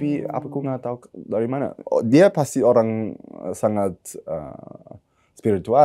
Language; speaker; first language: Indonesian; early bilingual, heritage; German